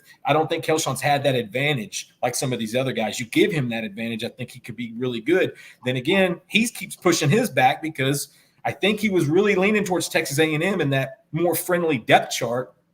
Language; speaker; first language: English; native; English